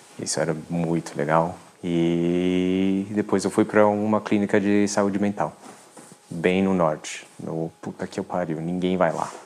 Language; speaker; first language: Portuguese; non-native, fluent; French